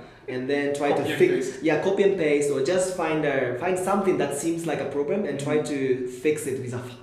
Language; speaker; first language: English; non-native, fluent; Japanese